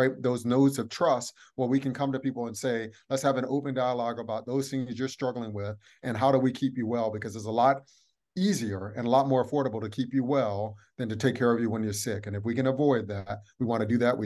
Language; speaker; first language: English; native; English